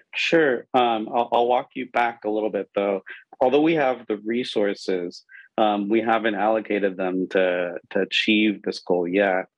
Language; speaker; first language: English; non-native, local second language; Urdu